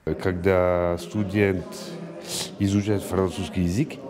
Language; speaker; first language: Russian; non-native, fluent; French